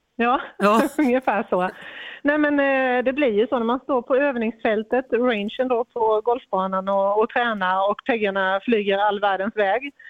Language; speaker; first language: Swedish; native; Swedish